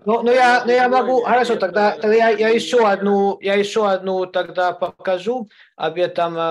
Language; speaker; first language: Russian; non-native, learner; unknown